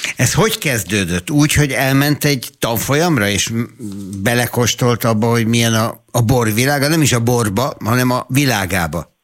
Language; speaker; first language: Hungarian; native; Hungarian